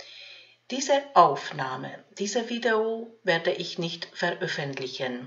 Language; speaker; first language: German; non-native, fluent; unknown